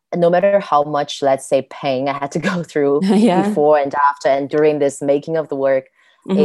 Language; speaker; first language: English; non-native, fluent; Chinese